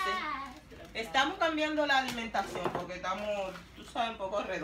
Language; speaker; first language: Spanish; native; Spanish